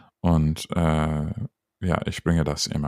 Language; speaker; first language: German; non-native, learner; English